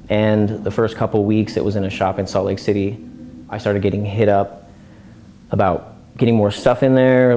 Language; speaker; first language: English; native; English